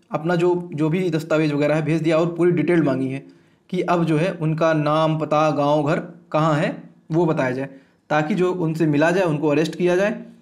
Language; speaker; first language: Hindi; native; Hindi